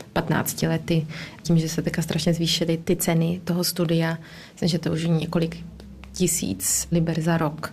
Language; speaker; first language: Czech; early bilingual, heritage; Czech